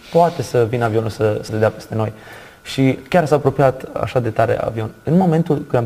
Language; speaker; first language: Romanian; native; Romanian